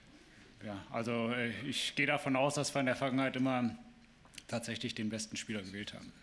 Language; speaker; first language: German; native; German